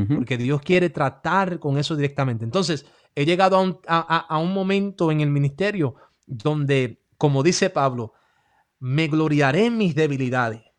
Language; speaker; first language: Spanish; early bilingual, heritage; Spanish